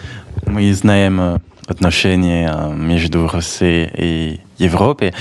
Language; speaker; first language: Russian; non-native, learner; French